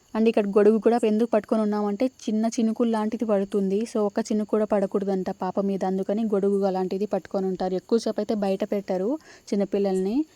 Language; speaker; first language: Telugu; non-native, local second language; Lambadi